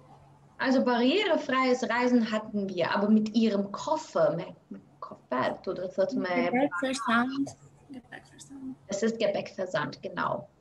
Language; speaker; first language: German; non-native, fluent; Albanian